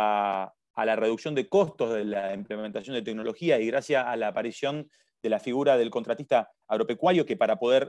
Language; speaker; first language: Spanish; native; Spanish